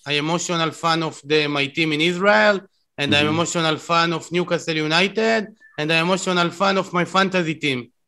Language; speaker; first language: English; non-native, learner; Hebrew